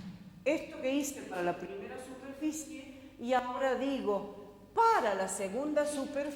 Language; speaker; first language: Spanish; native; Spanish